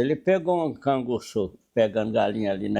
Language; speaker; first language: Portuguese; native; Portuguese